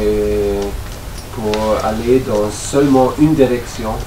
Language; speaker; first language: French; non-native, fluent; German